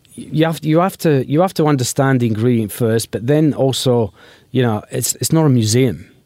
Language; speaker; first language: English; native; English